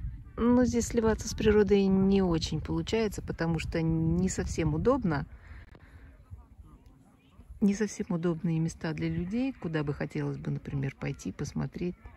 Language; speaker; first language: Russian; native; Russian